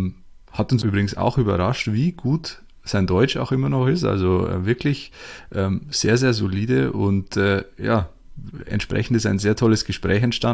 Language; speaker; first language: German; native; German